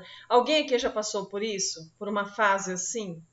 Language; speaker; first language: Portuguese; native; Portuguese